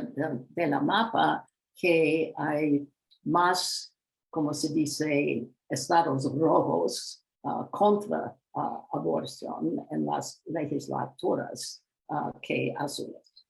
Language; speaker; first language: Spanish; non-native, learner; English